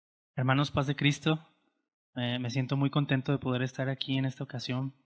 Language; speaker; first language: Spanish; native; Spanish